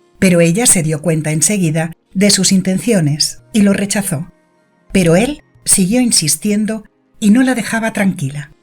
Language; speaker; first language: Spanish; native; Spanish